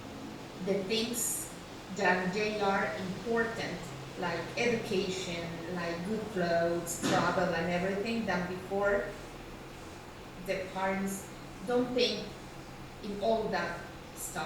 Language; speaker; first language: English; non-native, learner; Spanish